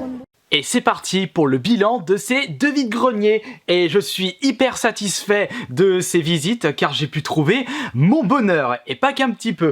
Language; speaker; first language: French; native; French